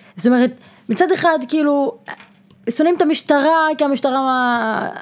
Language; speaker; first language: Hebrew; non-native, local second language; Arabic